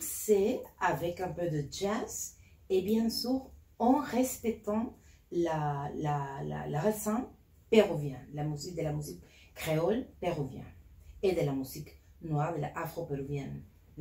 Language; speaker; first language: French; non-native, learner; Spanish